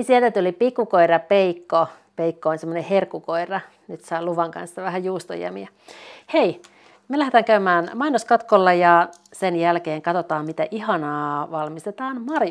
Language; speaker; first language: Finnish; native; Finnish